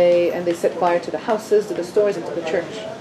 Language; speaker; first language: English; non-native, fluent; Arabic